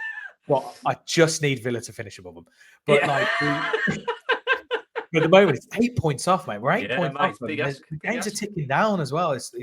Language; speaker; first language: English; native; English